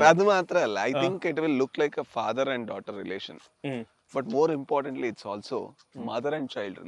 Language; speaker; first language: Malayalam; non-native, learner; Kannada